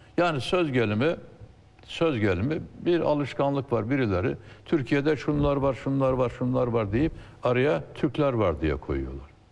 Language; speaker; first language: Turkish; native; Turkish